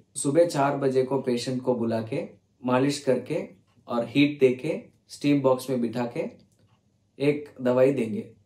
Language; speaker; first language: Hindi; non-native, learner; Tamil